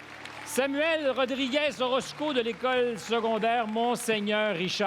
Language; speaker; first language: French; native; French